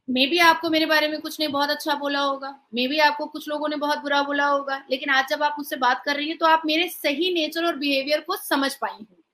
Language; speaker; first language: Hindi; native; Hindi